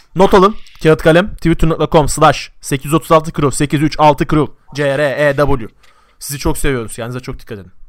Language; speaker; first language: Turkish; native; Turkish